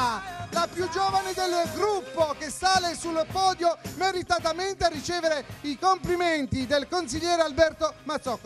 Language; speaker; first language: Italian; native; Italian